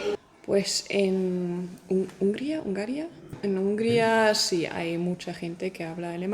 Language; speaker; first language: Spanish; non-native, fluent; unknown